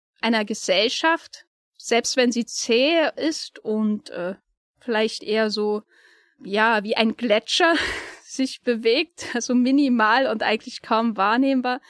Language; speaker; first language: German; native; German